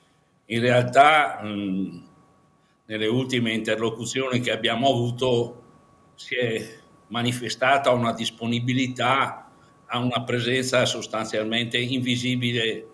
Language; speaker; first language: Italian; native; Italian